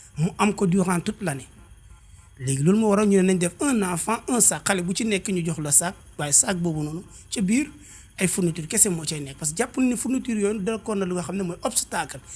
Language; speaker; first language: Wolof; native; Wolof